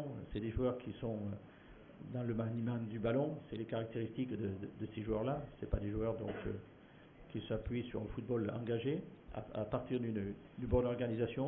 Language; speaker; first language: French; native; French